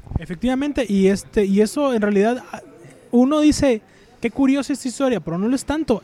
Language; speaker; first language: Spanish; native; Spanish